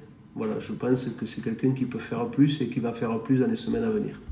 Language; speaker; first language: French; native; French